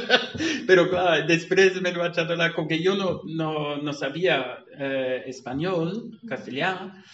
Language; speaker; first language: Catalan; non-native, fluent; German